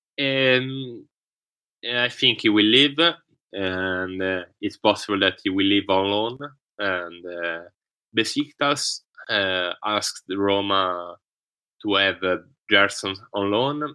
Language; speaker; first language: English; non-native, learner; Italian